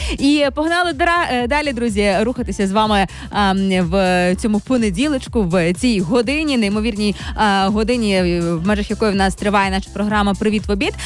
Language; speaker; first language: Ukrainian; native; Ukrainian